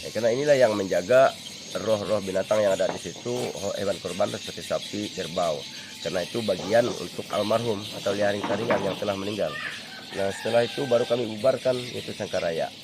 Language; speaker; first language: Indonesian; non-native, local second language; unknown